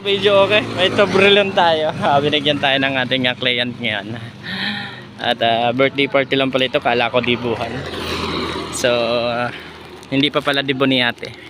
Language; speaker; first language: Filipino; native; Filipino